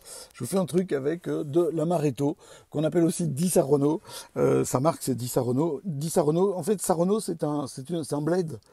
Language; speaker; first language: French; native; French